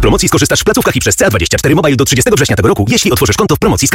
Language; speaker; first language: Polish; native; Polish